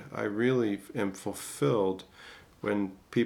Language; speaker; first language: English; native; English